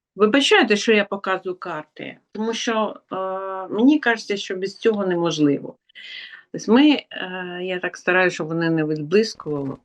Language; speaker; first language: Ukrainian; non-native, local second language; Russian